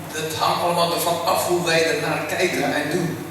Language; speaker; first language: Dutch; early bilingual, other home language; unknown